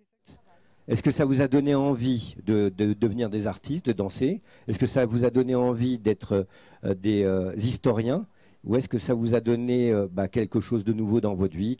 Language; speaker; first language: French; native; French